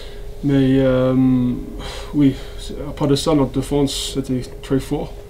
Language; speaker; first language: French; non-native, fluent; English